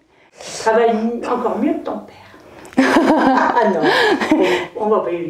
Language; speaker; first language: French; native; French